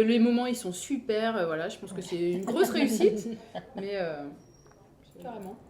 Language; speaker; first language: French; native; French